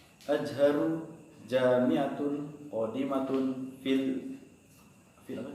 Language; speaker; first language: Arabic; non-native, learner; Indonesian